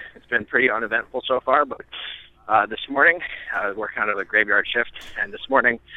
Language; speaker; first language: English; early bilingual, other home language; Danish